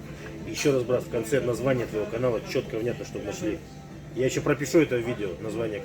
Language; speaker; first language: Russian; native; Russian